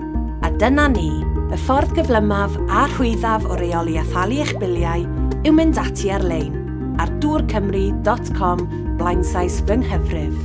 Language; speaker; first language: Welsh; native; Welsh